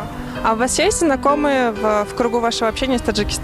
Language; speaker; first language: Russian; native; Russian